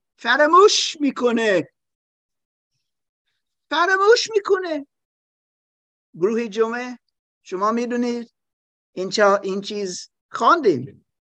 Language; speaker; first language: Persian; non-native, learner; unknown